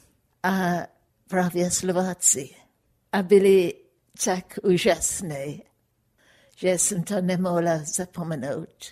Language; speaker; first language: Czech; non-native, fluent; English